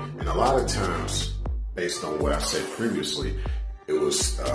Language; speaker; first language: English; native; English